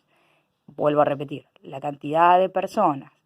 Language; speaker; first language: Spanish; native; Spanish